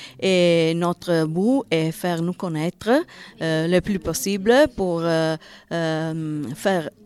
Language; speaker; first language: French; non-native, learner; Italian